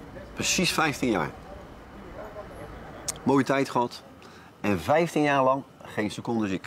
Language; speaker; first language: Dutch; native; Dutch